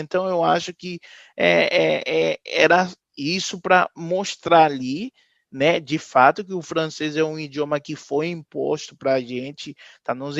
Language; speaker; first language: Portuguese; non-native, fluent; Haitian Creole